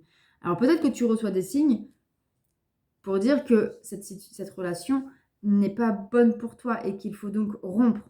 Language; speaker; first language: French; native; French